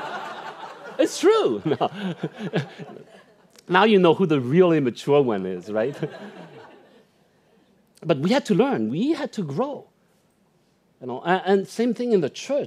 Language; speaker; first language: English; non-native, fluent; French